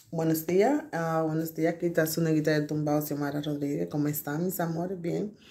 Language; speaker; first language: Spanish; native; Spanish